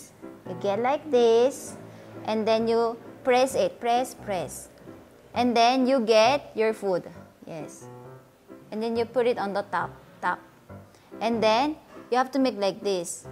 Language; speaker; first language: English; non-native, fluent; Korean